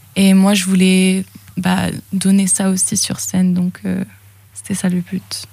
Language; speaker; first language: French; early bilingual, other home language; English